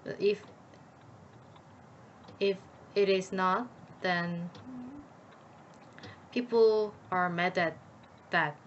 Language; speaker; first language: English; non-native, learner; Korean